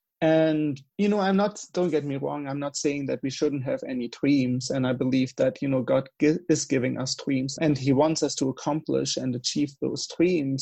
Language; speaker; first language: English; non-native, fluent; German